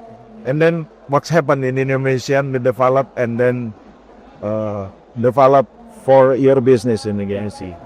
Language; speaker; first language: English; non-native, learner; Indonesian